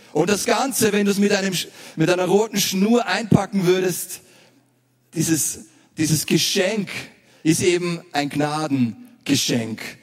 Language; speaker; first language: German; native; German